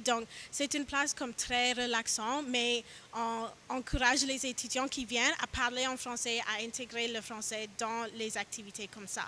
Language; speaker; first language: French; non-native, learner; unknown